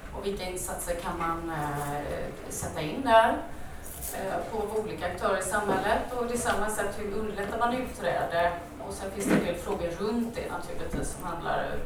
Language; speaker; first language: Swedish; native; Swedish